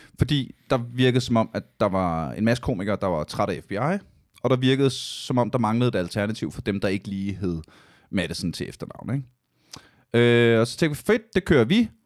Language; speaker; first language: Danish; native; Danish